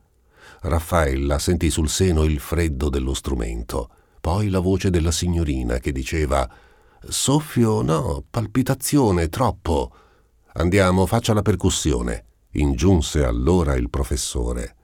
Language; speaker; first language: Italian; native; Italian